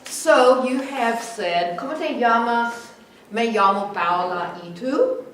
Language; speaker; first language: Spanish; non-native, fluent; English